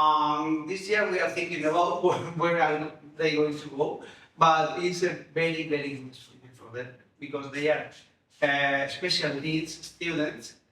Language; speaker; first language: English; non-native, fluent; Spanish